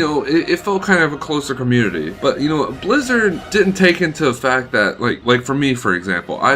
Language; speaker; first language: English; native; English